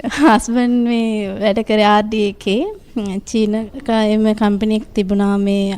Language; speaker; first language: Sinhala; non-native, local second language; Tamil